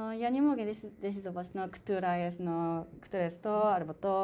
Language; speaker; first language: Polish; non-native, learner; Japanese